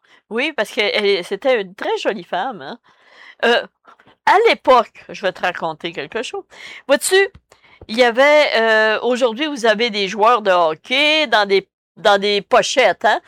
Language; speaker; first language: French; native; French